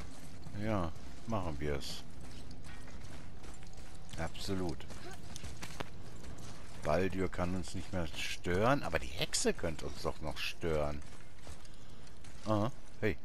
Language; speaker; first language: German; native; German